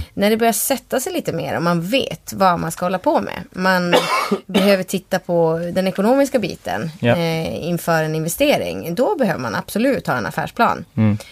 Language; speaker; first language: Swedish; native; Swedish